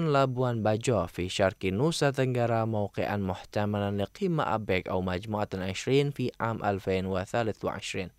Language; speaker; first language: Arabic; non-native, fluent; Indonesian